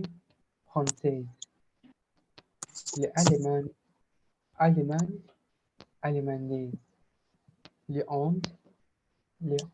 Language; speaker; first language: French; non-native, learner; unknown